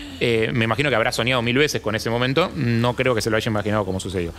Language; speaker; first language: Spanish; native; Spanish